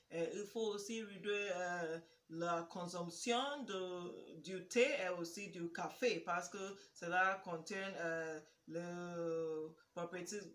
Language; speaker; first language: French; non-native, learner; English